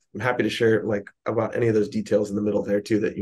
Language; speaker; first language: English; native; English